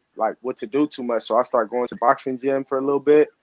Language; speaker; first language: English; native; English